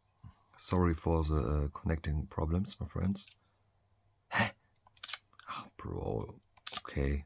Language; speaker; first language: English; non-native, learner; German